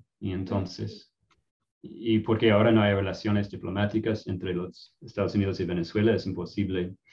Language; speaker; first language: Spanish; non-native, fluent; English